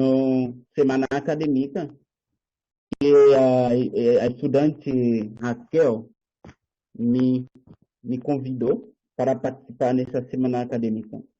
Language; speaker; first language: Portuguese; non-native, learner; Haitian Creole